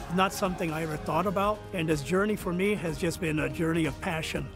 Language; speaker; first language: English; early bilingual, other home language; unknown